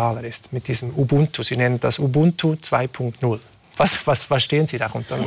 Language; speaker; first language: German; native; German